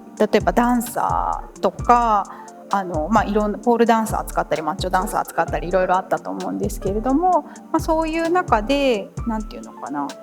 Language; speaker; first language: Japanese; native; Japanese